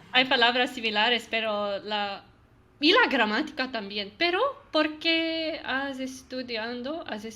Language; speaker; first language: Spanish; non-native, learner; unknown